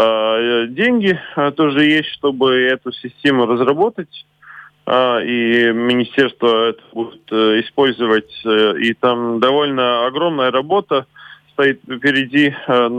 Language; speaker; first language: Russian; non-native, local second language; Latvian